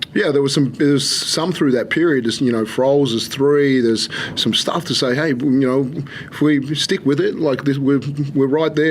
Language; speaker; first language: English; native; English